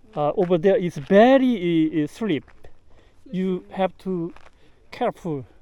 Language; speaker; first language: English; non-native, learner; Korean